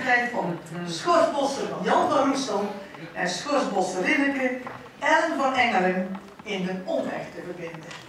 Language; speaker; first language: Dutch; native; Dutch